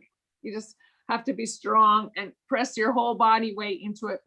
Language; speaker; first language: English; native; English